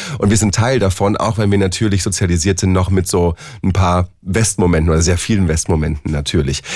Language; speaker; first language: German; native; German